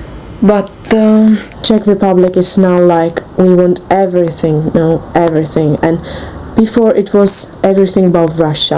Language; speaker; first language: English; non-native, learner; Czech